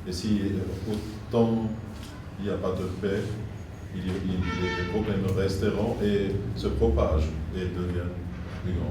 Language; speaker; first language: French; non-native, fluent; German